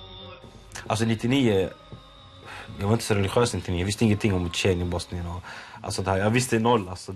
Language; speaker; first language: Swedish; non-native, local second language; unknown